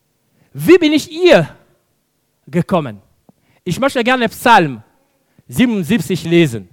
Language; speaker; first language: German; non-native, fluent; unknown